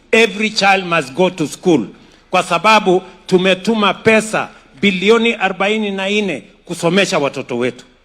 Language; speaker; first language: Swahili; non-native, local second language; Kalenjin